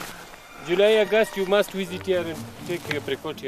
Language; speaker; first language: English; non-native, learner; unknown